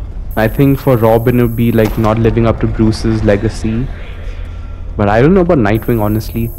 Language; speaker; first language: English; native; English